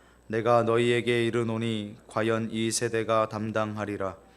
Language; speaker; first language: Korean; native; Korean